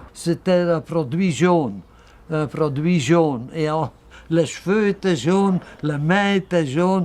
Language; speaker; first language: French; non-native, local second language; Dutch